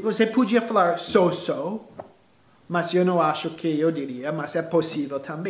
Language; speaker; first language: Portuguese; non-native, fluent; English